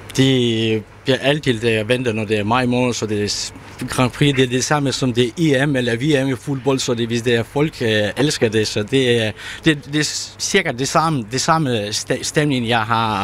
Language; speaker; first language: Danish; non-native, learner; Ukrainian